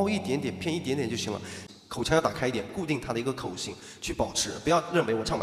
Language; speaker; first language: Chinese; native; Chinese